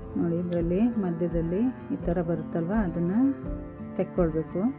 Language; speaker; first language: Kannada; non-native, local second language; Tulu